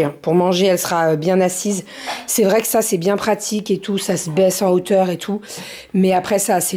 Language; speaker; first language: French; native; French